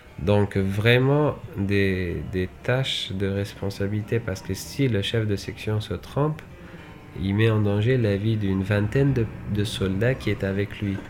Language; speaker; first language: French; non-native, fluent; Persian